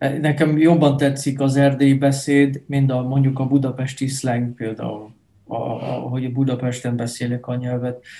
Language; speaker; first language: Hungarian; non-native, fluent; Dutch